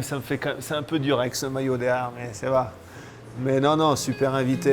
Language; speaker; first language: French; native; French